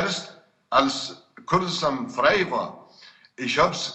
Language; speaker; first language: German; non-native, fluent; Kurdish